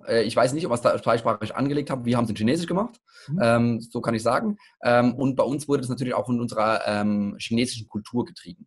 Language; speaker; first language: German; native; German